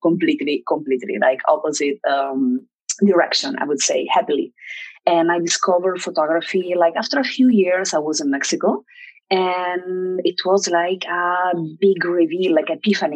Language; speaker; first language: English; non-native, fluent; Italian